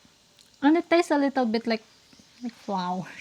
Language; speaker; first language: English; non-native, local second language; Filipino